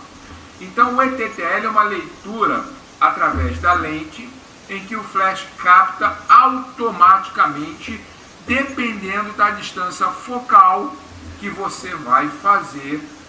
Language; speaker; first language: Portuguese; native; Portuguese